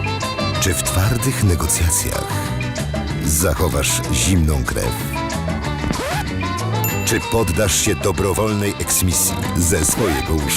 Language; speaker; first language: Polish; native; Polish